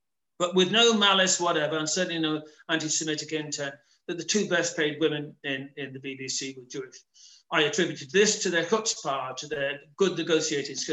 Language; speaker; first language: English; native; English